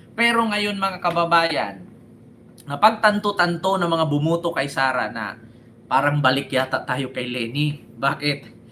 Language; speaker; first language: Filipino; native; Filipino